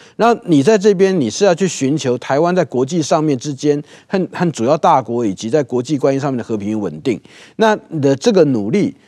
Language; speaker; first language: Chinese; native; Chinese